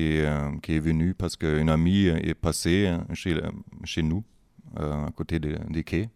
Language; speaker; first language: French; non-native, fluent; German